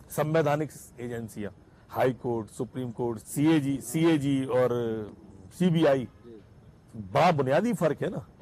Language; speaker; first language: Hindi; native; Hindi